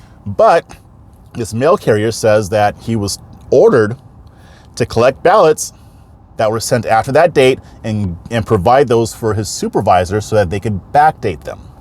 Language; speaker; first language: English; native; English